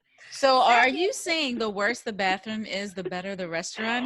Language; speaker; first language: English; native; English